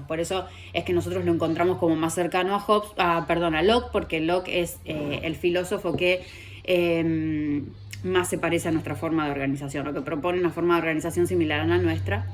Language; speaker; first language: Spanish; native; Spanish